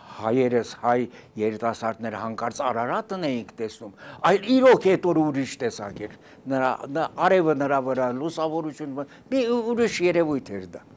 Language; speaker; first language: Armenian; early bilingual, heritage; Armenian